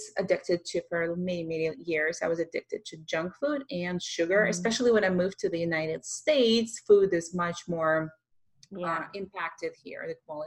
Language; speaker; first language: English; non-native, fluent; Russian